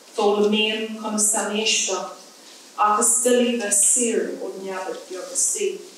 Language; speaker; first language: English; native; English